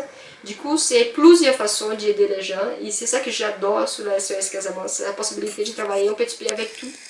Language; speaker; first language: French; non-native, fluent; Portuguese